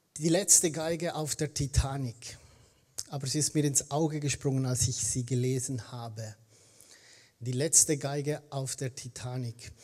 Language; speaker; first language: German; native; German